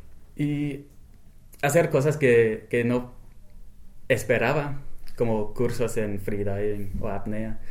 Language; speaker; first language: Spanish; non-native, fluent; English